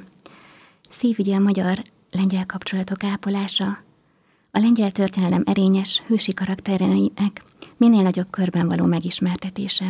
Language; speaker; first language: Hungarian; native; Hungarian